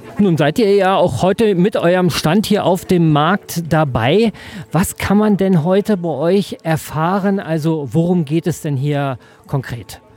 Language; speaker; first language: German; native; German